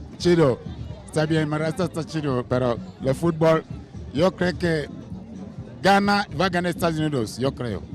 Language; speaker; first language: Spanish; non-native, learner; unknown